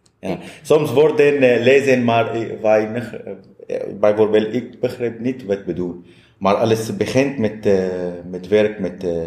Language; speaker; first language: Dutch; non-native, learner; Arabic